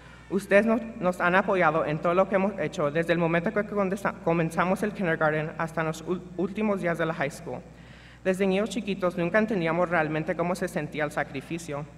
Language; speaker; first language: Spanish; early bilingual, heritage; Spanish